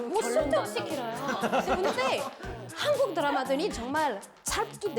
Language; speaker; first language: Korean; non-native, fluent; French